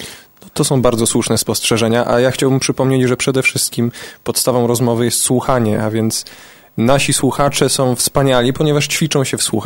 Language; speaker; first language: Polish; native; Polish